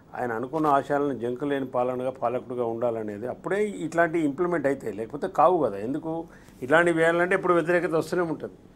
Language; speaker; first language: Telugu; native; Telugu